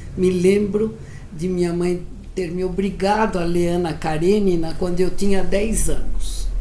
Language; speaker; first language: Portuguese; early bilingual, other home language; Yiddish